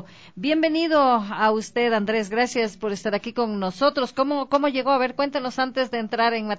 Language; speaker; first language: Spanish; native; Spanish